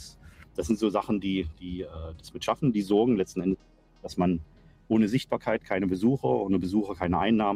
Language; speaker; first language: German; native; German